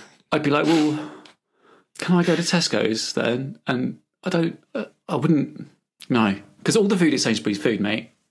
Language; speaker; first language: English; native; English